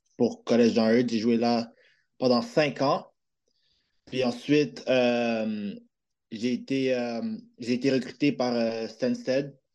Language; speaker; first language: French; native; French